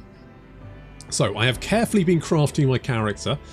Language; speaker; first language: English; native; English